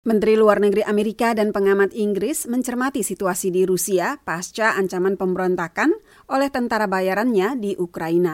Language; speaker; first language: Indonesian; native; Indonesian